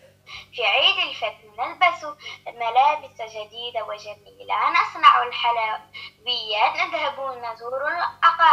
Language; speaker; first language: Arabic; non-native, learner; French